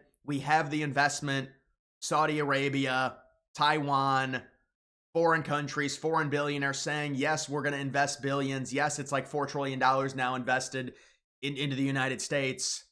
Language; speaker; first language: English; native; English